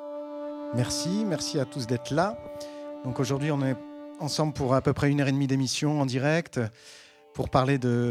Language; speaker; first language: French; native; French